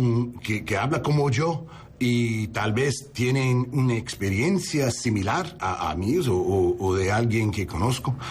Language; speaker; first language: Spanish; non-native, learner; English